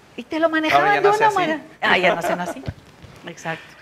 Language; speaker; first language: Spanish; non-native, fluent; Turkish